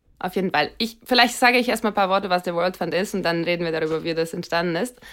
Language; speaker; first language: German; non-native, fluent; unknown